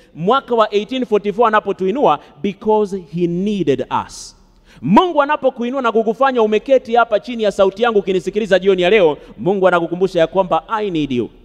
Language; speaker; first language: English; non-native, local second language; Swahili